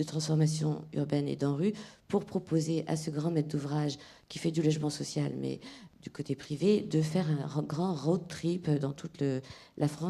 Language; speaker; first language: French; native; French